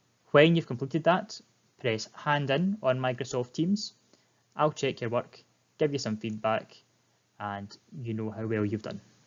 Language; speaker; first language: English; native; English